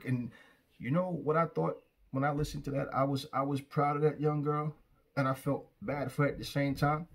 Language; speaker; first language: English; native; English